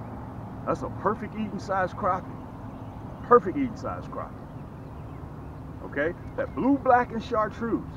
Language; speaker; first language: English; native; English